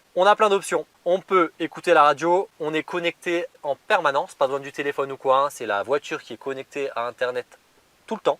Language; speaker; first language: French; native; French